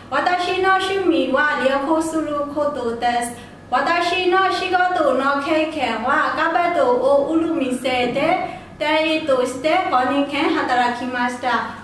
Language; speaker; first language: Japanese; non-native, learner; Burmese